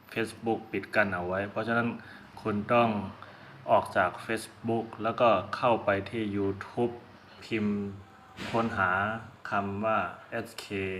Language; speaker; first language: Thai; non-native, local second language; Shan